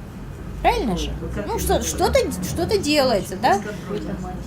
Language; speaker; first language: Russian; native; Russian